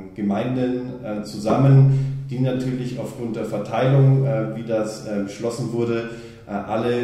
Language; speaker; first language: German; native; German